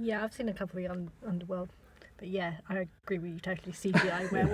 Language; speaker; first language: English; native; English